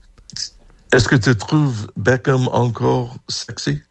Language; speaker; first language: French; non-native, fluent; English